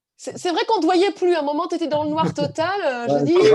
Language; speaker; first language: French; native; French